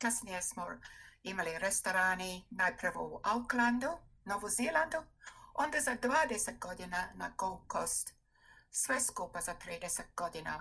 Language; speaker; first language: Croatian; non-native, fluent; English